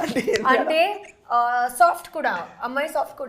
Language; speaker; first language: Telugu; non-native, learner; Hindi